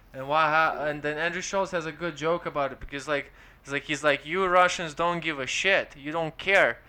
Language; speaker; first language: English; non-native, fluent; Ukrainian